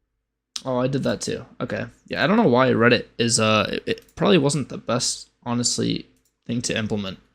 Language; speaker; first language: English; native; English